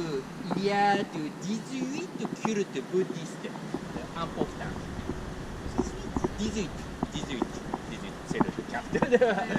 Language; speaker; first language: French; non-native, learner; Japanese